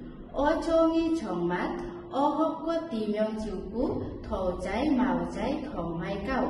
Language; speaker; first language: Cantonese; non-native, learner; Bangla